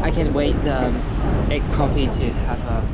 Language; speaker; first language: English; non-native, fluent; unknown